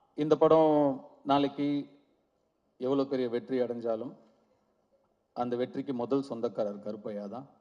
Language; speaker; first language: Tamil; native; Tamil